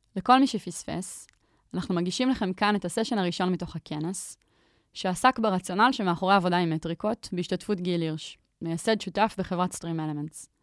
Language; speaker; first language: Hebrew; native; Hebrew